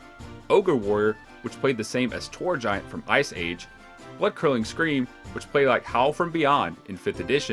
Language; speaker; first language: English; native; English